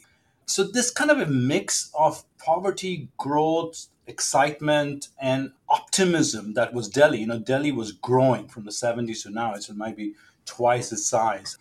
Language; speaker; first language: English; non-native, local second language; Hindi